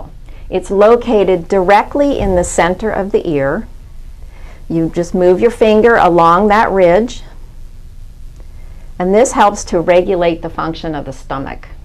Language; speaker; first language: English; native; English